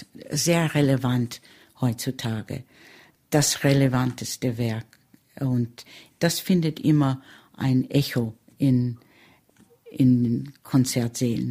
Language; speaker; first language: German; early bilingual, heritage; German